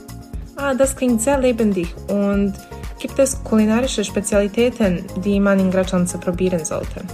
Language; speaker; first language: German; non-native, learner; Bosnian